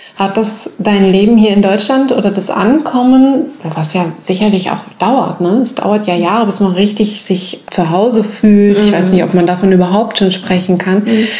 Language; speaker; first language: German; native; German